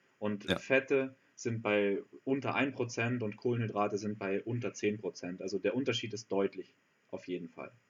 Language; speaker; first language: German; native; German